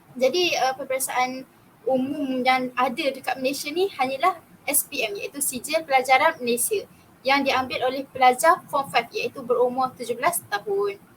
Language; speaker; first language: Malay; native; Malay